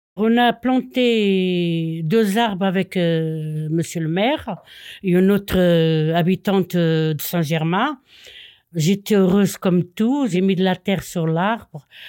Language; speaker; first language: French; non-native, fluent; Portuguese